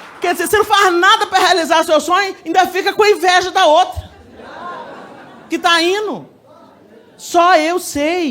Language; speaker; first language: Portuguese; native; Portuguese